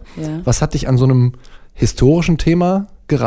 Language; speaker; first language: German; native; German